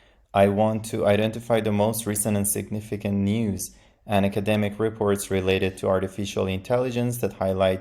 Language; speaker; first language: English; non-native, fluent; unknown